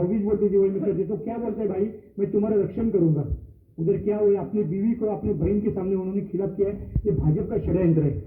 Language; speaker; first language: Hindi; non-native, local second language; Marathi